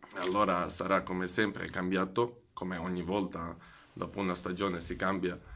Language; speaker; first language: Italian; non-native, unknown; Serbian